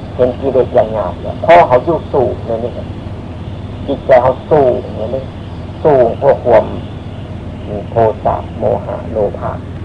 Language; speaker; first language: Thai; native; Thai